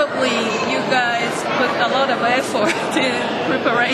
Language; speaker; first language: English; non-native, fluent; Japanese